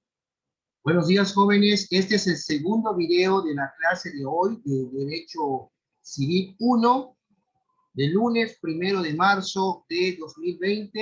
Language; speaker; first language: Spanish; native; Spanish